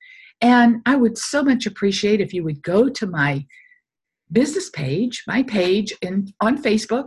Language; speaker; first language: English; native; English